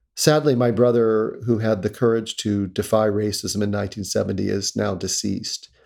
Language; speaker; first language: English; native; English